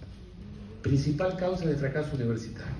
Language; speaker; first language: Spanish; native; Spanish